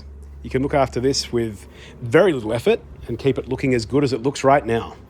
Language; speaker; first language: English; native; English